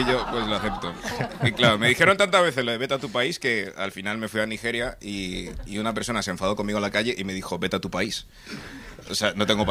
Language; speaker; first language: Spanish; early bilingual, other home language; English